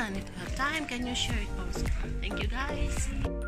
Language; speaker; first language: English; non-native, local second language; Filipino